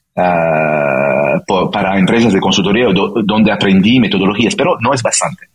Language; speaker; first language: Spanish; non-native, fluent; French